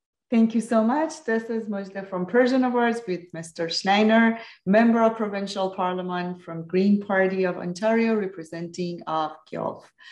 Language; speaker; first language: English; non-native, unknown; Persian